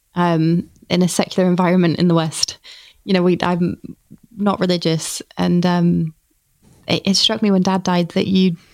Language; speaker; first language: English; native; English